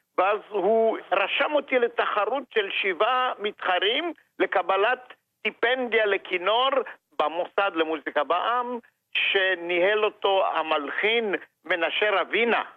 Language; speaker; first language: Hebrew; non-native, fluent; Romanian